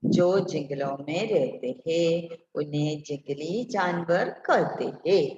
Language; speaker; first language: Hindi; non-native, local second language; Malayalam